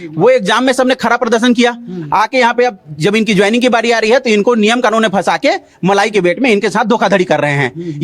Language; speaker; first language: Hindi; native; Hindi